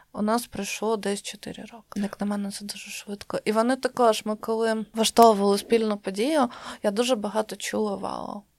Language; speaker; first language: Ukrainian; non-native, local second language; Russian